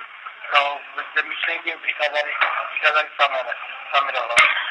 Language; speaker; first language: Czech; non-native, local second language; Romany